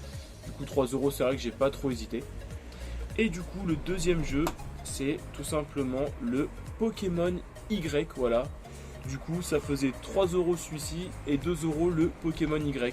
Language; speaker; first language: French; native; French